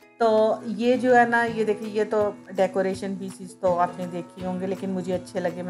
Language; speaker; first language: Urdu; native; Urdu